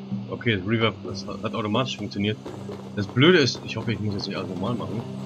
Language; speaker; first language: German; native; German